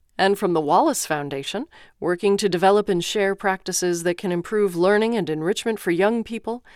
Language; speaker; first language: English; non-native, fluent; Ukrainian